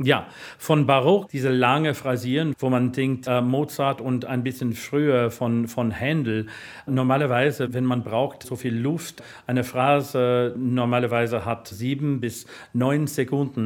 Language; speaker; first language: German; non-native, learner; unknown